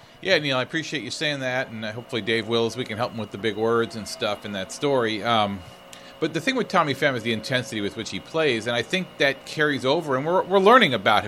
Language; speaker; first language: English; native; English